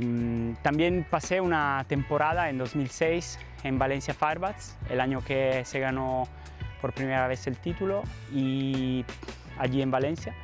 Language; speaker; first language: Spanish; non-native, fluent; Italian